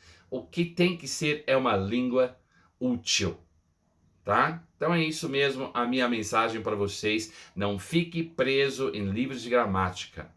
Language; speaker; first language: Portuguese; non-native, fluent; English